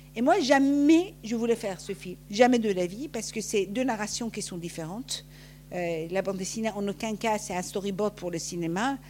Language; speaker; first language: French; non-native, fluent; Persian